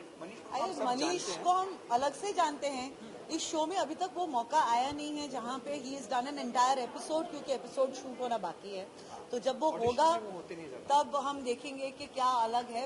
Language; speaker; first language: Hindi; native; Hindi